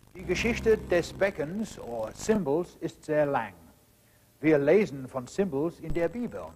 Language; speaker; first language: German; non-native, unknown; English